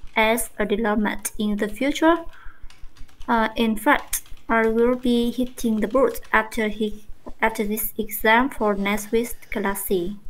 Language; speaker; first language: English; non-native, learner; Vietnamese